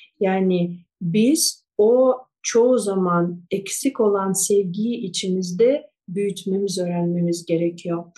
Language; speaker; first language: Turkish; non-native, fluent; Russian